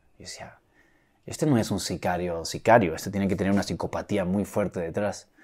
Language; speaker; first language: Spanish; native; Spanish